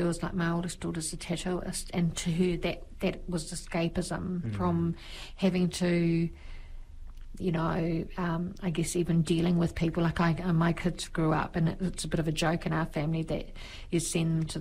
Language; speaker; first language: English; native; English